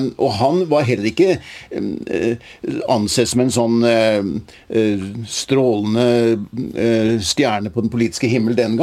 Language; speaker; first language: Norwegian; native; Norwegian